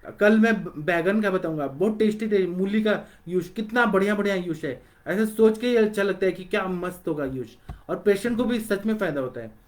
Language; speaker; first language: Hindi; non-native, local second language; Marathi